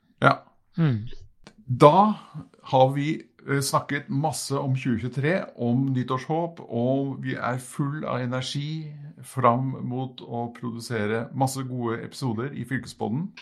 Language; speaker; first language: Norwegian; native; Norwegian